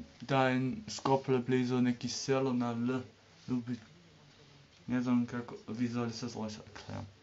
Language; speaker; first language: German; early bilingual, other home language; Serbian